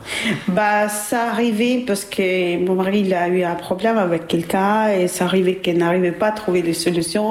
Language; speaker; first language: French; non-native, learner; Albanian